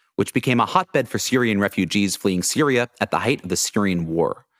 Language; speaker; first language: English; native; English